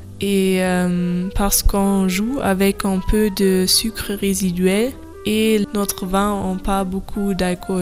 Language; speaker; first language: French; non-native, learner; German